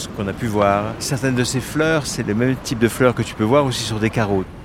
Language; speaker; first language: French; native; French